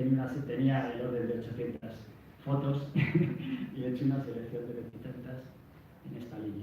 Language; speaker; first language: Spanish; native; Spanish